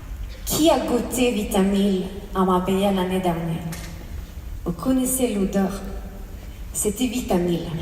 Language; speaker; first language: French; non-native, fluent; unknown